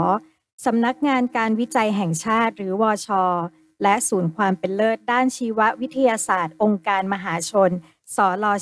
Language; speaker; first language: Thai; native; Thai